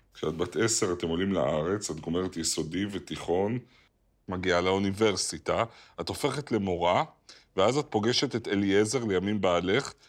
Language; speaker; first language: Hebrew; native; Hebrew